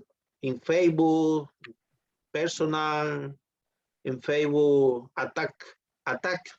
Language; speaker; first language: English; non-native, learner; Spanish